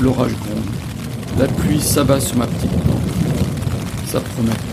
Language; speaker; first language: French; native; French